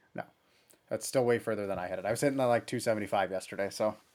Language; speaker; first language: English; early bilingual, other home language; German